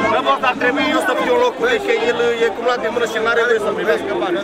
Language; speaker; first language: Romanian; native; Romanian